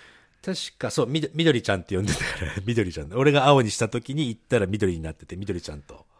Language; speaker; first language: Japanese; native; Japanese